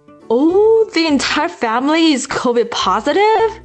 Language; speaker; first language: English; non-native, fluent; Chinese